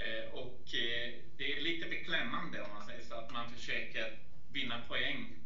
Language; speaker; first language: Swedish; non-native, fluent; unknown